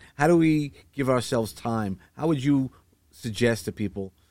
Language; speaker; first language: English; native; English